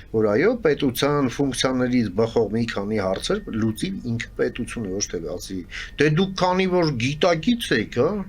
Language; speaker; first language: Armenian; native; Armenian